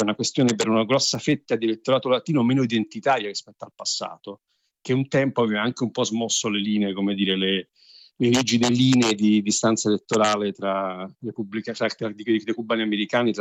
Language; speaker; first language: Italian; native; Italian